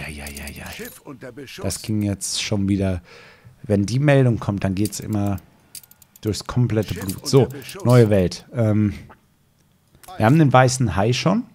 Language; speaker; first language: German; native; German